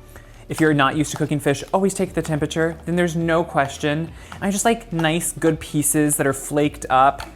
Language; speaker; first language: English; native; English